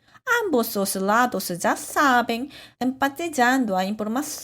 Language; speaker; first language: Portuguese; non-native, fluent; Korean